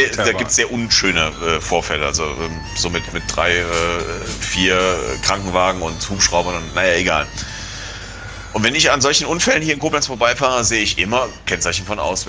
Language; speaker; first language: German; native; German